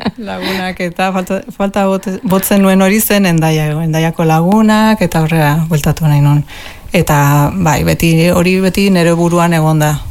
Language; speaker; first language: Basque; non-native, local second language; Spanish